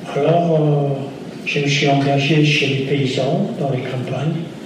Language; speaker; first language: French; non-native, fluent; Yiddish